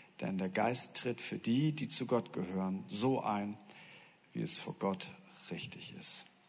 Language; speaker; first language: German; native; German